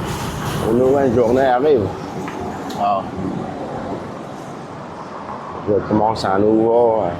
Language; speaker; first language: French; non-native, fluent; Vietnamese